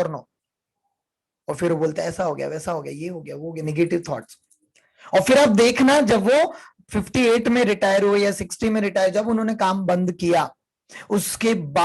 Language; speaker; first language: Hindi; native; Hindi